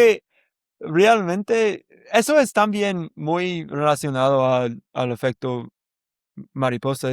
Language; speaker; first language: Spanish; non-native, learner; English